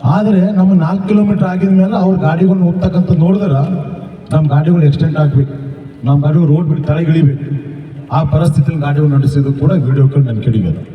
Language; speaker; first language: Kannada; native; Kannada